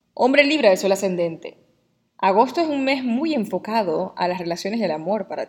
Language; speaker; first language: Spanish; native; Spanish